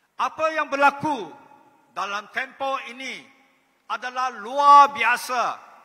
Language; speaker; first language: Malay; non-native, local second language; Chinese